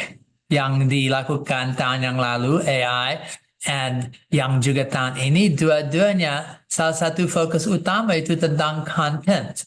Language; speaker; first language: Indonesian; non-native, fluent; English